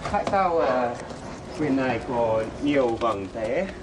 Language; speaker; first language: Vietnamese; non-native, learner; English